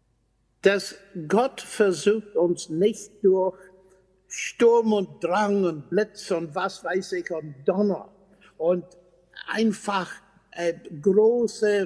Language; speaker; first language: German; non-native, fluent; English